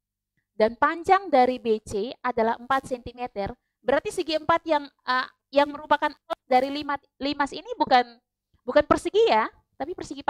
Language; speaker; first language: Indonesian; native; Indonesian